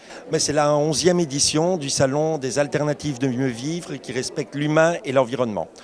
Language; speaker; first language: French; native; French